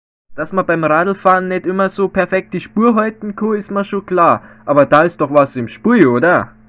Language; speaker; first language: German; native; German